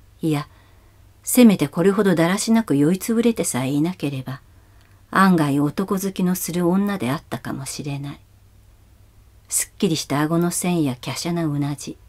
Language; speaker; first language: Japanese; native; Japanese